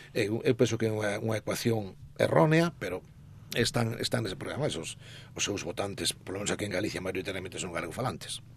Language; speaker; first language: Galician; native; Galician